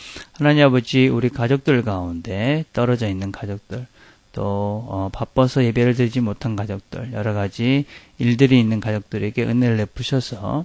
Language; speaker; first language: Korean; native; Korean